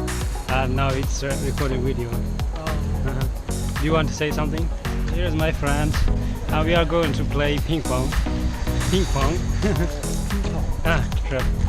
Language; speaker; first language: English; non-native, learner; Finnish